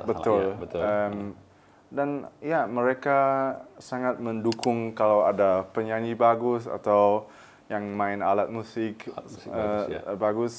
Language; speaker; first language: Indonesian; early bilingual, heritage; German